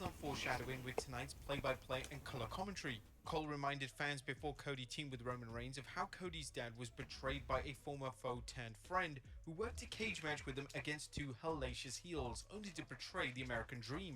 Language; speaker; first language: English; native; English